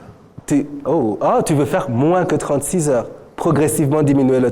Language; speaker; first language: French; non-native, local second language; Kinyarwanda